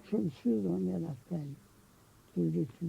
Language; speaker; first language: French; non-native, local second language; Arabic